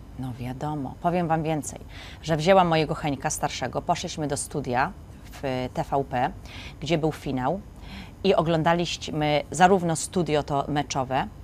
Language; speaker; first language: Polish; native; Polish